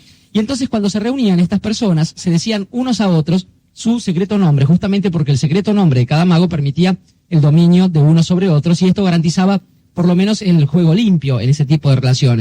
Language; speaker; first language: Spanish; native; Spanish